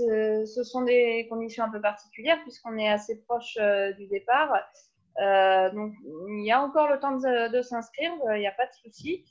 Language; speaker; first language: French; native; French